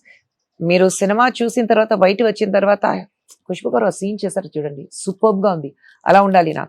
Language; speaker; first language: Telugu; non-native, local second language; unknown